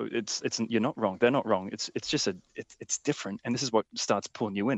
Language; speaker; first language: English; native; English